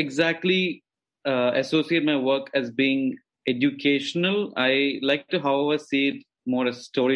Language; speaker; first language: English; non-native, local second language; Malayalam